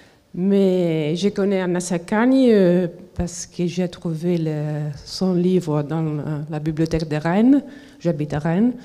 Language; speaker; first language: French; non-native, fluent; Italian